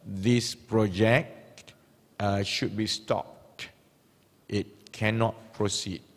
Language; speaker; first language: English; non-native, local second language; Malay